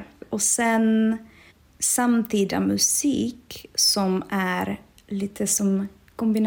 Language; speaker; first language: Swedish; non-native, fluent; Czech